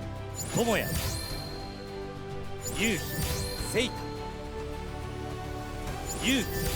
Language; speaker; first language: Japanese; native; Japanese